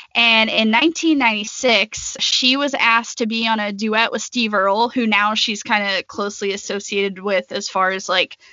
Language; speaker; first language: English; native; English